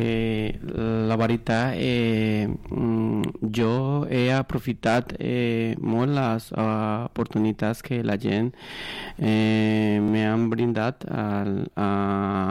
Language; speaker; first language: Catalan; non-native, learner; Spanish